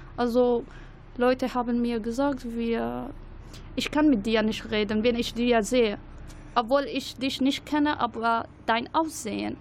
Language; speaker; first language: German; non-native, learner; Arabic